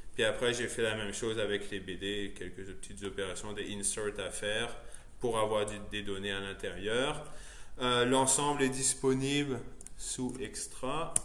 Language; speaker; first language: French; native; French